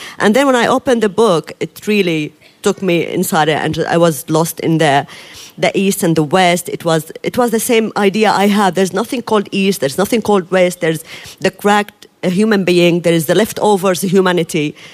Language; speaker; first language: English; non-native, fluent; Arabic